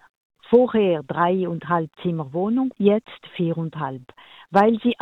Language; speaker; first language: German; non-native, local second language; French